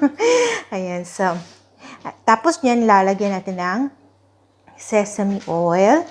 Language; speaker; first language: Filipino; non-native, local second language; Cebuano